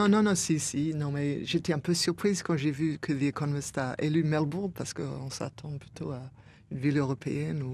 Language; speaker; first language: French; non-native, fluent; English